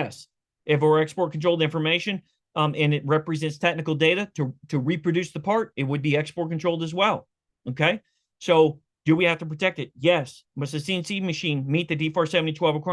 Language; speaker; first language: English; native; English